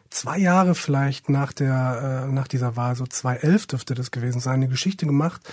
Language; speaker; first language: German; native; German